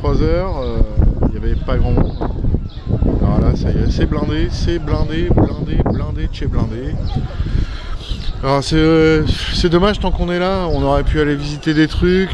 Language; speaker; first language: French; native; French